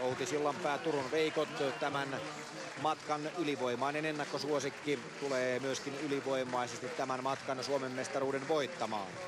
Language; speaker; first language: Finnish; native; Finnish